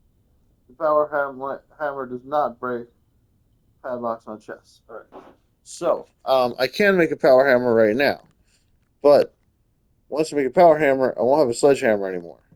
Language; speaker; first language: English; native; English